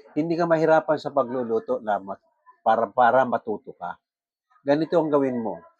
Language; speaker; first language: Filipino; non-native, local second language; Bikol